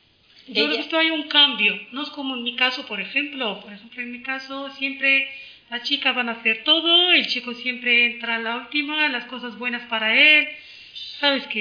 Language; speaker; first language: Spanish; non-native, learner; Arabic